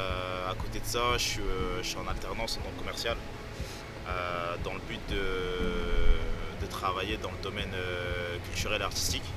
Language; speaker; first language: French; native; French